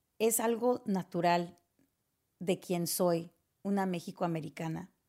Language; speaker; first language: Spanish; early bilingual, heritage; Spanish